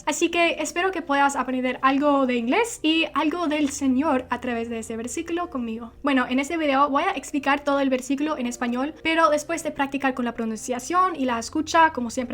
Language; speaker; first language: Spanish; non-native, fluent; English